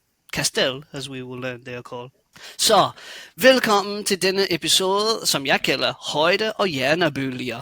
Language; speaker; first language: Danish; native; Danish